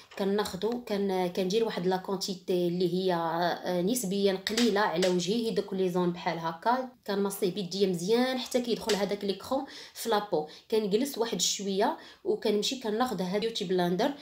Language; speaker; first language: Arabic; native; Arabic